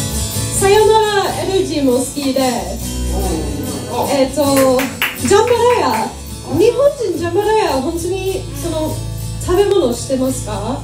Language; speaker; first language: Japanese; non-native, fluent; English